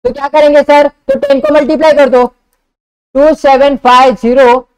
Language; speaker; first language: Hindi; non-native, local second language; Marathi